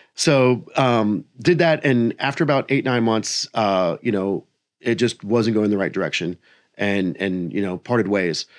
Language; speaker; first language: English; native; English